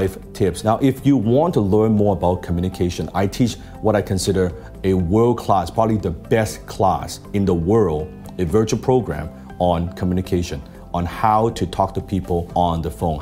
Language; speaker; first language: English; non-native, local second language; Cantonese